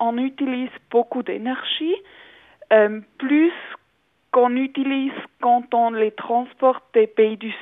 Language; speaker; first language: French; non-native, local second language; German